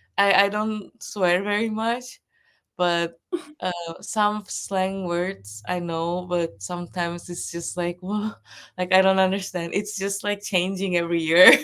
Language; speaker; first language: English; non-native, fluent; Japanese